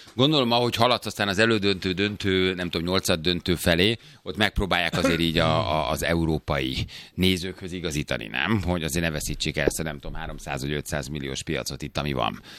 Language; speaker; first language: Hungarian; native; Hungarian